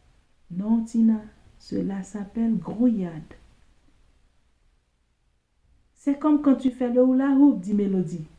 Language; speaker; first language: French; non-native, local second language; Haitian Creole